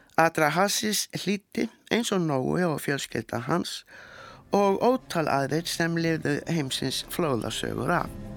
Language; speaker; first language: Icelandic; native; Icelandic